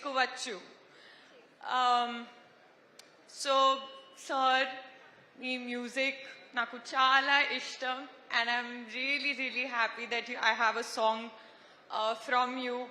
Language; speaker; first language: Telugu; non-native, learner; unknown